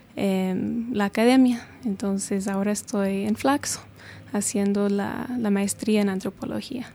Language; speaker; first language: Spanish; non-native, fluent; English